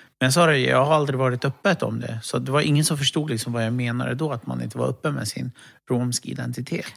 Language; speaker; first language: Swedish; early bilingual, other home language; Romany